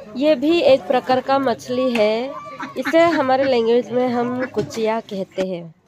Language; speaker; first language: Hindi; non-native, local second language; Kok Borok